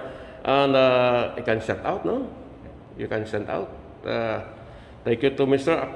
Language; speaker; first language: English; non-native, learner; Filipino